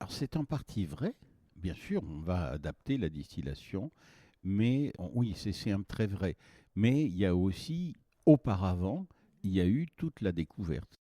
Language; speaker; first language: French; native; French